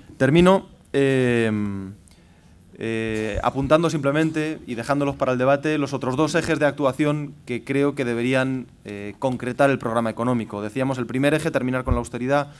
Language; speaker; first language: Spanish; native; Spanish